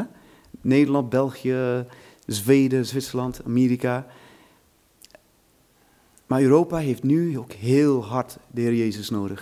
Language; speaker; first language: Dutch; non-native, fluent; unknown